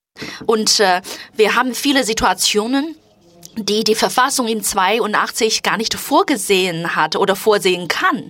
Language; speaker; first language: German; non-native, fluent; Chinese